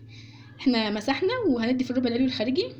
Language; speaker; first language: Arabic; native; Arabic